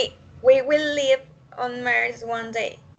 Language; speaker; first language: English; non-native, learner; Spanish